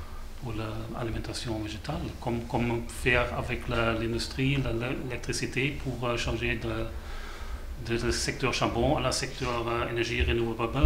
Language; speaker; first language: French; non-native, learner; German